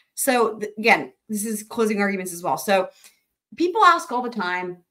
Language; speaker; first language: English; native; English